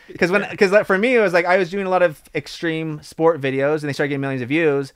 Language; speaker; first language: English; native; English